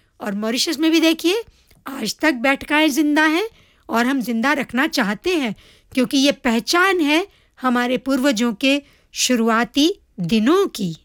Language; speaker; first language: Hindi; early bilingual, heritage; Hindi